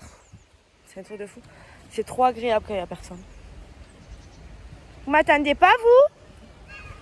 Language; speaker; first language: French; native; French